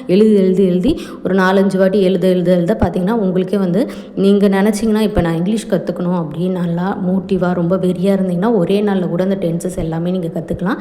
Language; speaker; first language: Tamil; native; Tamil